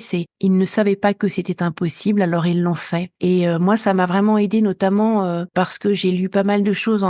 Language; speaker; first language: French; native; French